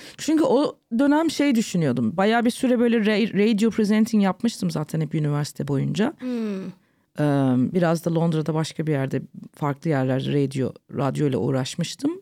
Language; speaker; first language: Turkish; early bilingual, heritage; Turkish